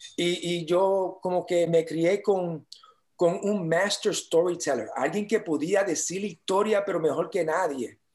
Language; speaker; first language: Spanish; early bilingual, heritage; Spanish